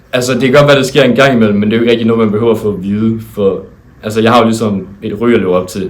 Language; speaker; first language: Danish; native; Danish